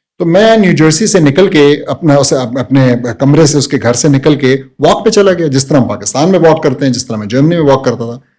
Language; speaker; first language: Urdu; early bilingual, heritage; Urdu